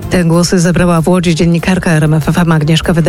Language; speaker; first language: Polish; native; Polish